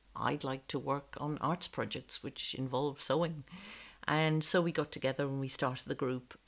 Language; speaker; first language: English; native; English